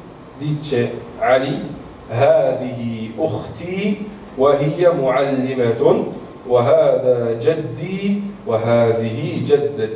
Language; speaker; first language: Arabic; non-native, fluent; Italian